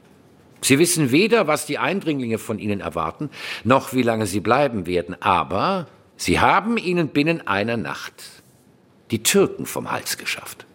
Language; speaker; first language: German; native; German